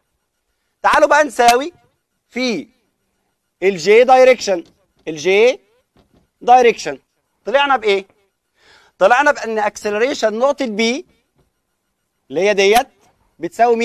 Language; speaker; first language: Arabic; native; Arabic